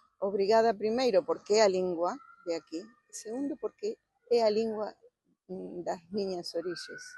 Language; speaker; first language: Galician; early bilingual, heritage; Galician